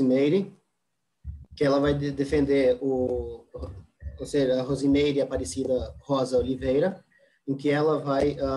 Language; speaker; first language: Portuguese; native; Portuguese